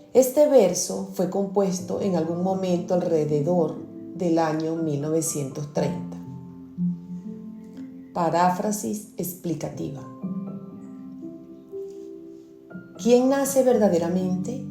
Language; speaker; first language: Spanish; native; Spanish